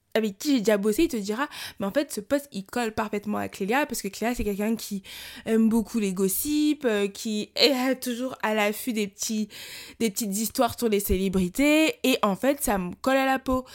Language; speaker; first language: French; native; French